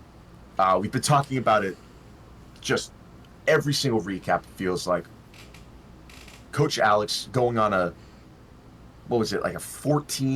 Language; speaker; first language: English; native; English